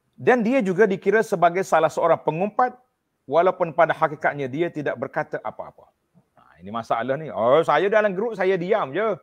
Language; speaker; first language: Malay; native; Malay